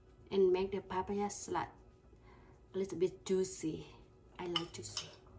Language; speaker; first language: English; non-native, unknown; Thai